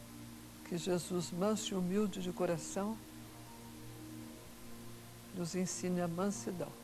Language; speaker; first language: Portuguese; native; Portuguese